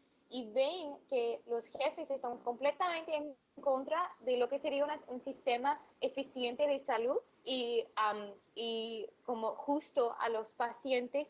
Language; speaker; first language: Spanish; non-native, fluent; English